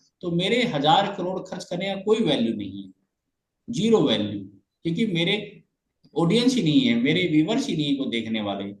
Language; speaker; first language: Hindi; native; Hindi